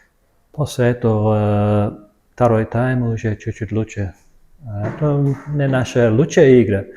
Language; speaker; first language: Russian; non-native, learner; Serbian